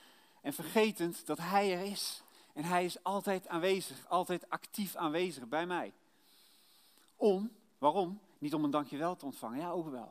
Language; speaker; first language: Dutch; native; Dutch